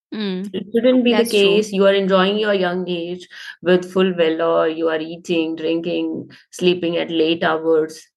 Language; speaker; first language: English; non-native, local second language; Hindi